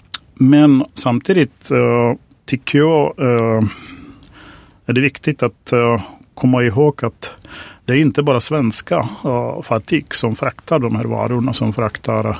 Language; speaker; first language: Swedish; non-native, fluent; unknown